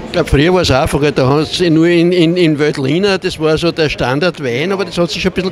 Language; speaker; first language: German; native; German